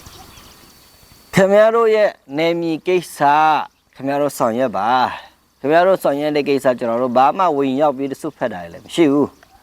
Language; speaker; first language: Burmese; non-native, local second language; Pa'o Karen